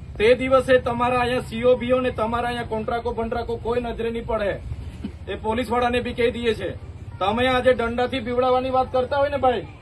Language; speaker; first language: Gujarati; non-native, local second language; Vasavi